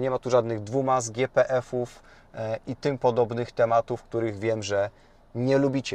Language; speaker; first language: Polish; native; Polish